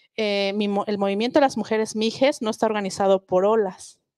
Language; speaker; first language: Spanish; non-native, local second language; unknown